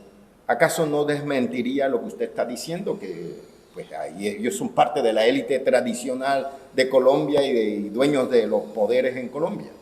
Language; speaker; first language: Spanish; native; Spanish